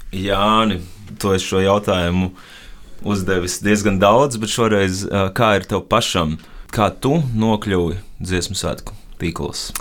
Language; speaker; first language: Latvian; native; Latvian